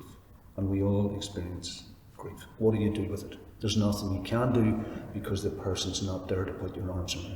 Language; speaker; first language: English; native; English